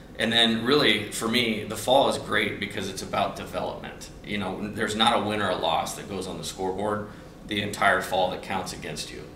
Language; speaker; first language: English; native; English